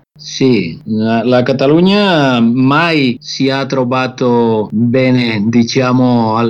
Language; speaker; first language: Italian; non-native, fluent; Catalan